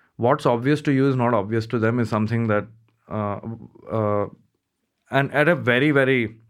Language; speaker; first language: English; non-native, local second language; Hindi